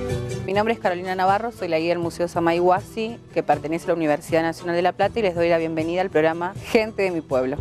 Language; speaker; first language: Spanish; native; Spanish